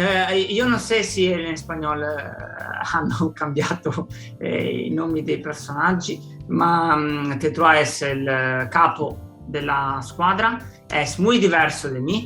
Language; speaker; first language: Italian; non-native, fluent; Spanish